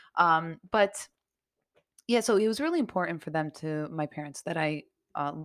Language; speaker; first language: English; early bilingual, other home language; Portuguese